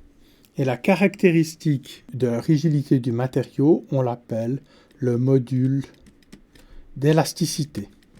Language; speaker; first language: French; native; French